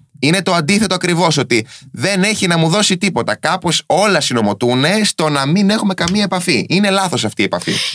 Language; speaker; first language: Greek; native; Greek